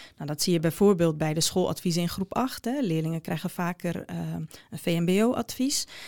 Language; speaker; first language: Dutch; early bilingual, other home language; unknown